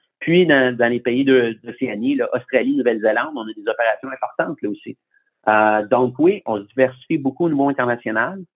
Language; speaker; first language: French; native; French